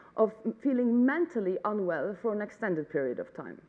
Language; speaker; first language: English; non-native, fluent; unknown